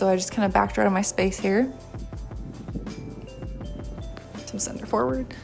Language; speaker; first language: English; native; English